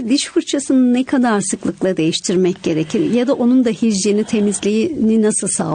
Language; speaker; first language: Turkish; native; Turkish